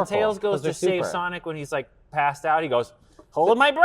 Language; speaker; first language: English; native; English